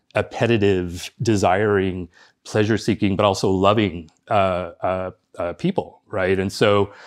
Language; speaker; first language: English; early bilingual, other home language; Spanish